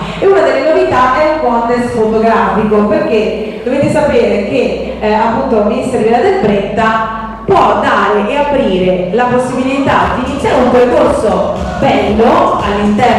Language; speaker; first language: Italian; native; Italian